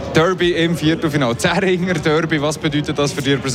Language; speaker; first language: German; native; German